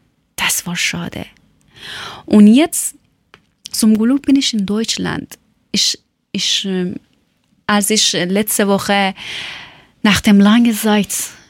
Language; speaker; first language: German; non-native, learner; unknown